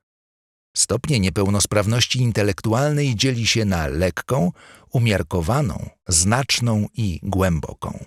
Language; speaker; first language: Polish; native; Polish